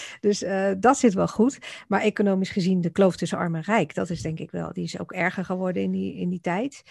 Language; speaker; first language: Dutch; native; Dutch